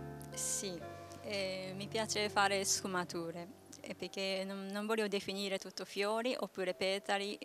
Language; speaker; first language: Italian; non-native, learner; Japanese